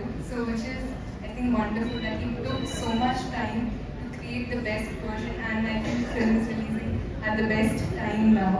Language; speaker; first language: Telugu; non-native, fluent; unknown